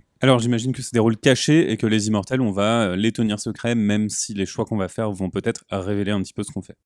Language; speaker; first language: French; native; French